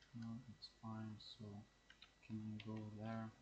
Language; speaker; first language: English; non-native, learner; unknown